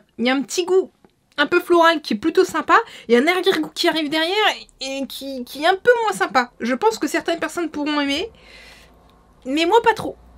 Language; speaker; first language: French; native; French